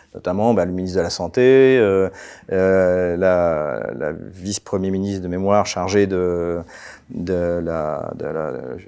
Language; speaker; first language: French; native; French